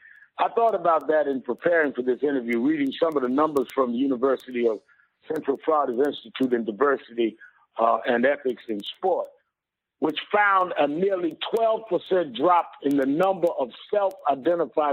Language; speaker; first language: English; native; English